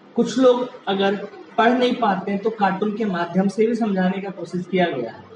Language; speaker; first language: Hindi; native; Hindi